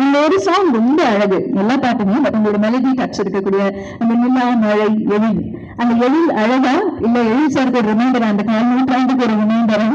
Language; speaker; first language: Tamil; native; Tamil